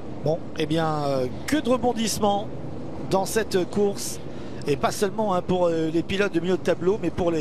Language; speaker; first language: French; native; French